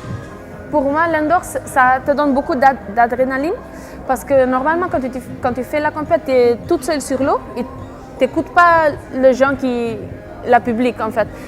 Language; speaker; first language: French; non-native, fluent; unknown